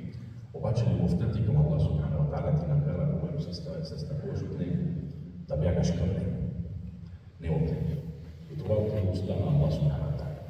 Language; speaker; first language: Bulgarian; non-native, fluent; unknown